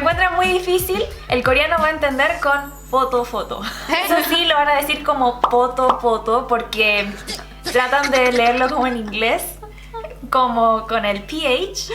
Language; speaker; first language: Spanish; early bilingual, other home language; Korean